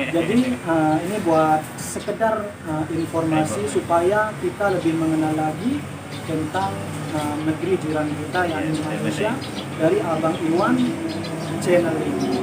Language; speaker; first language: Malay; non-native, local second language; Madurese